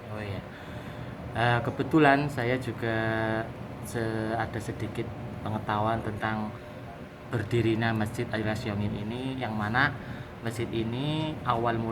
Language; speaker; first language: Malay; non-native, local second language; Javanese